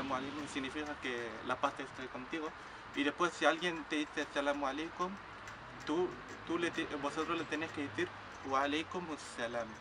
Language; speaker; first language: Spanish; non-native, local second language; Arabic